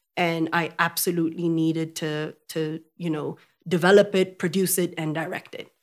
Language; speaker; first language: English; non-native, fluent; French